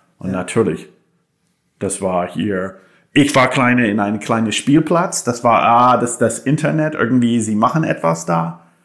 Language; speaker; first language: German; non-native, fluent; English